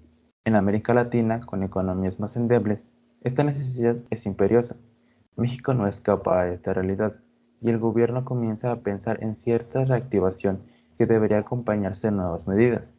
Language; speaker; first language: Spanish; native; Spanish